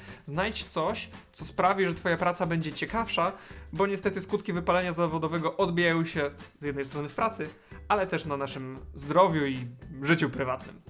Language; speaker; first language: Polish; native; Polish